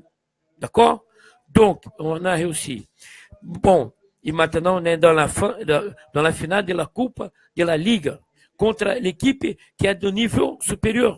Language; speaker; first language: French; non-native, fluent; Portuguese